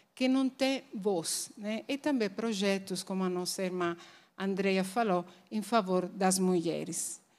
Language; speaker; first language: Portuguese; non-native, fluent; Italian